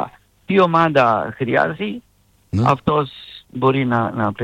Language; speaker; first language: Greek; non-native, learner; Serbian